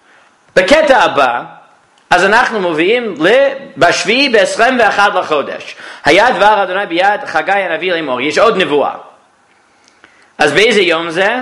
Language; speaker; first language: Hebrew; non-native, fluent; English